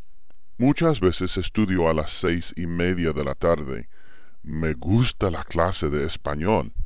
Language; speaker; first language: Spanish; non-native, learner; English